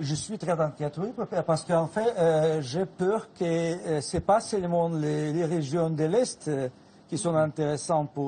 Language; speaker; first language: French; non-native, fluent; Russian